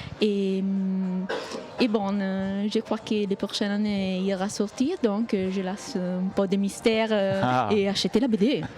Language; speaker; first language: French; non-native, fluent; Italian